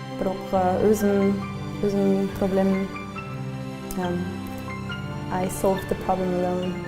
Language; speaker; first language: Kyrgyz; non-native, learner; German